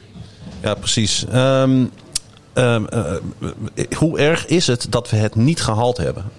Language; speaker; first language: Dutch; native; Dutch